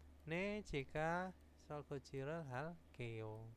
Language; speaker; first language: Korean; non-native, fluent; Indonesian